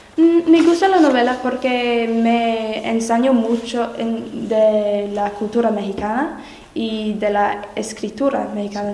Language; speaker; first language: Spanish; non-native, learner; English